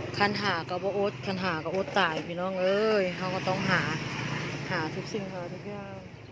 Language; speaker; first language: Thai; native; Thai